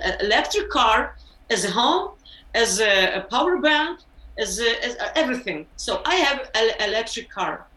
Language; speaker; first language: English; non-native, learner; Ukrainian